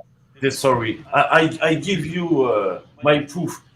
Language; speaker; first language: English; non-native, learner; French